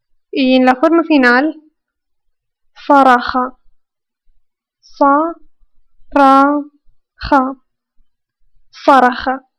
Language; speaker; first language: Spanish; non-native, fluent; Arabic